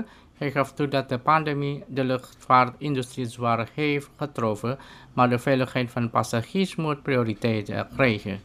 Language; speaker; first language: Dutch; non-native, fluent; Indonesian